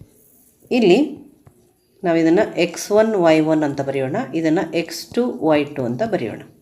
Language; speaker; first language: Kannada; native; Kannada